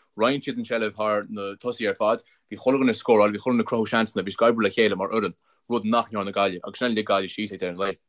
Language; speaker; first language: Irish; native; Irish